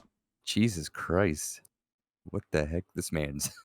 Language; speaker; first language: English; native; English